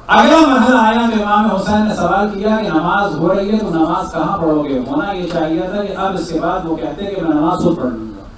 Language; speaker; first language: Urdu; native; Urdu